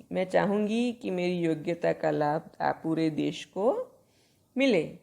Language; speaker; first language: Hindi; non-native, local second language; Gujarati